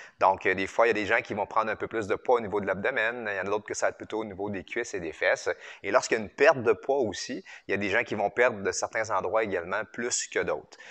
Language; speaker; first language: French; native; French